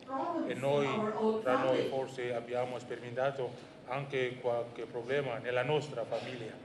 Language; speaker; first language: Italian; non-native, fluent; Indonesian